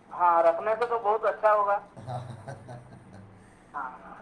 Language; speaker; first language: Hindi; non-native, local second language; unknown